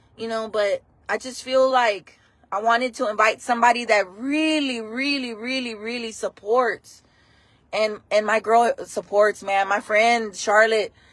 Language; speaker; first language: English; early bilingual, other home language; Spanish